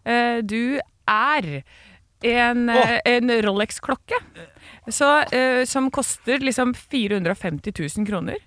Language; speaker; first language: Norwegian; native; Norwegian